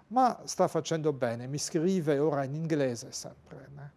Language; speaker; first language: Italian; non-native, fluent; Luxembourgish